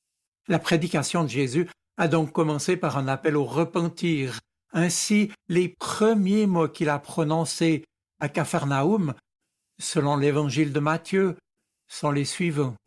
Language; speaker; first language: French; native; French